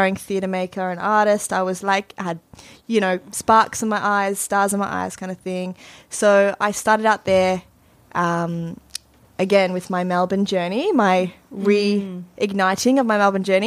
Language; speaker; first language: English; native; English